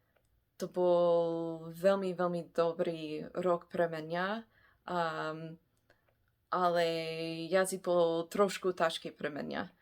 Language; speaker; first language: Slovak; non-native, fluent; English